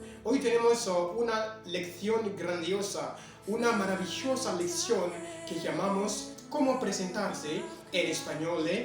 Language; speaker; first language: Spanish; non-native, fluent; French